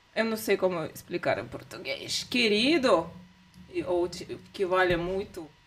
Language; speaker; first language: Portuguese; non-native, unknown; Russian